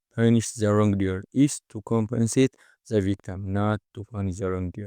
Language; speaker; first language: English; non-native, local second language; Amharic